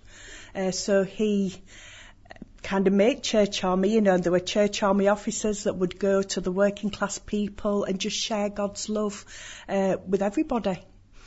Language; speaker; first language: English; native; English